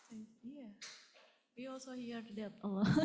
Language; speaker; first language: English; non-native, learner; Indonesian